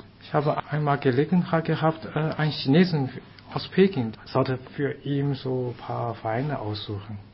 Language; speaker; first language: German; non-native, fluent; Chinese